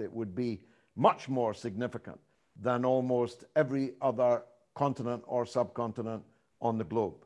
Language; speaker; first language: English; native; English